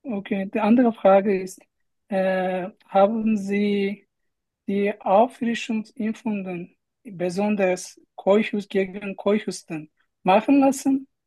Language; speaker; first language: German; non-native, learner; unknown